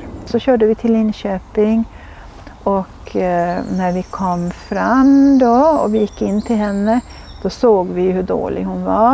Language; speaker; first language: Swedish; native; Swedish